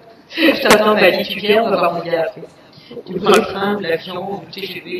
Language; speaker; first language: French; native; French